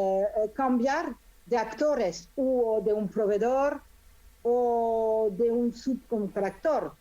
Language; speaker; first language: Spanish; non-native, fluent; French